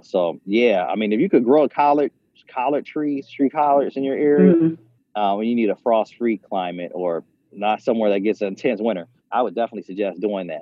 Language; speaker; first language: English; native; English